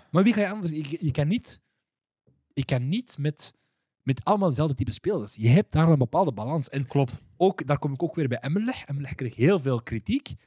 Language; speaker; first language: Dutch; early bilingual, other home language; Arabic